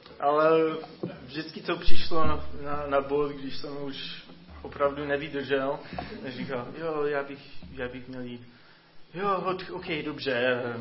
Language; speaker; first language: Czech; non-native, fluent; English